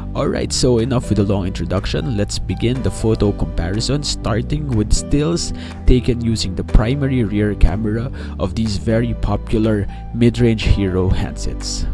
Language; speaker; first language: English; non-native, local second language; Filipino